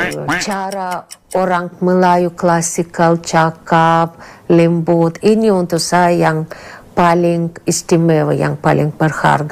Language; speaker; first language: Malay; non-native, fluent; Russian